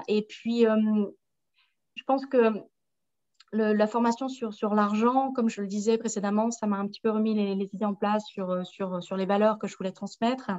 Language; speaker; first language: French; native; French